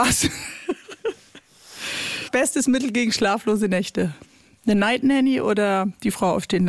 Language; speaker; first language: German; native; German